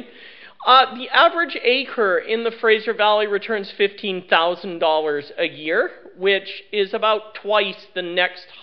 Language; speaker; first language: English; native; English